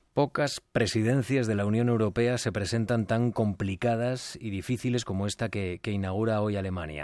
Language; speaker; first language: Spanish; native; Spanish